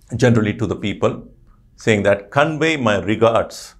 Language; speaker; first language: English; non-native, local second language; Urdu